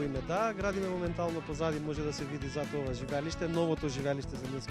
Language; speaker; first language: Macedonian; native; Macedonian